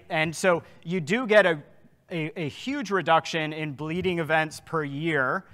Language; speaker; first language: English; native; English